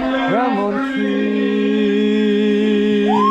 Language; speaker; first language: English; non-native, learner; Korean